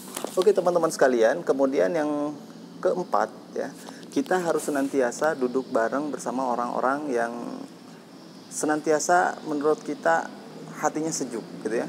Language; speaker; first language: Indonesian; native; Indonesian